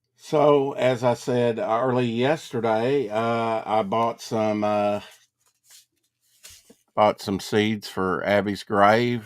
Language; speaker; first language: English; native; English